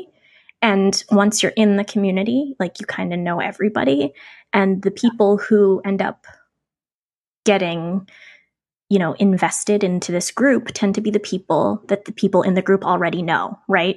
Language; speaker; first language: English; native; English